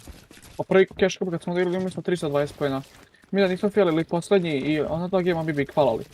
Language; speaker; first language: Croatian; non-native, learner; Macedonian